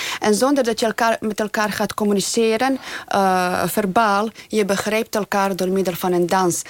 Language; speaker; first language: Dutch; non-native, fluent; Bosnian